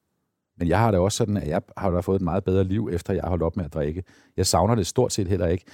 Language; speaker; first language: Danish; native; Danish